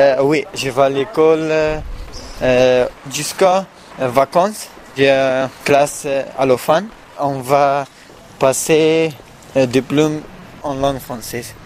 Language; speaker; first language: French; non-native, learner; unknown